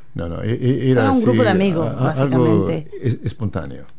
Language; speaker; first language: Spanish; native; Spanish